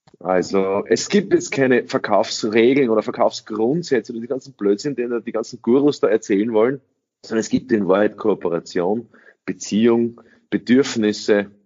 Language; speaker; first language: German; early bilingual, other home language; English